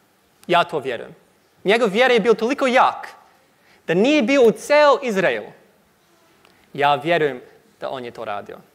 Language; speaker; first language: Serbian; non-native, learner; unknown